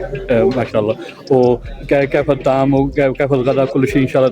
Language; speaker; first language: Arabic; non-native, learner; Urdu